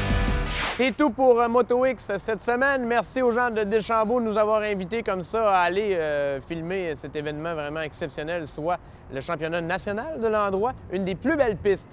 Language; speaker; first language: French; native; French